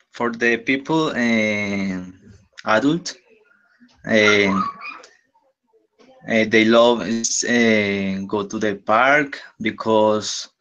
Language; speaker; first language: English; non-native, learner; Spanish